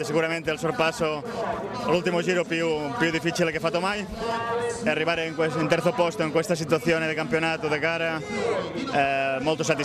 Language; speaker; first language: Italian; non-native, fluent; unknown